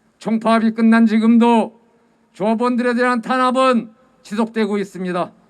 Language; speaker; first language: Korean; native; Korean